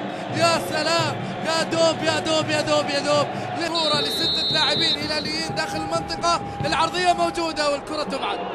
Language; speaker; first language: Arabic; native; Arabic